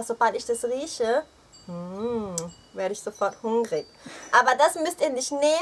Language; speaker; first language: German; early bilingual, other home language; Thai